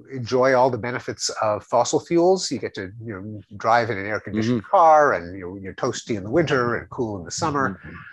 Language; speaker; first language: English; native; English